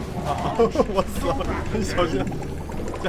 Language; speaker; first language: Chinese; native; Chinese